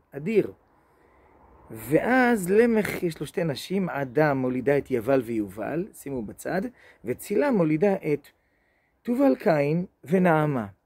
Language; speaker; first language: Hebrew; native; Hebrew